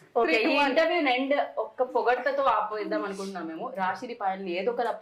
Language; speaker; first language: Telugu; native; Telugu